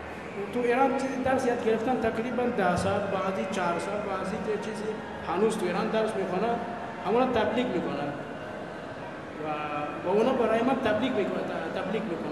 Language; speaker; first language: Persian; non-native, learner; Malagasy